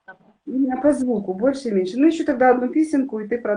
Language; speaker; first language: Russian; native; Russian